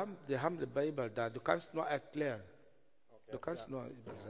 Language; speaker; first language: German; non-native, learner; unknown